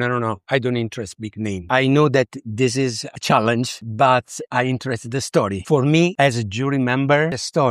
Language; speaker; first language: English; non-native, learner; Italian